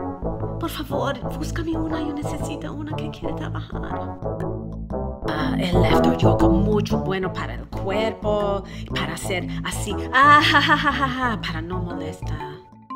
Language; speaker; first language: Spanish; non-native, learner; English